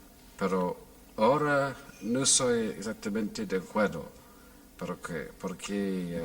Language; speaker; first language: Spanish; non-native, fluent; English